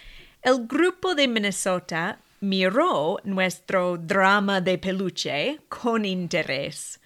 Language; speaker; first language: Spanish; non-native, fluent; English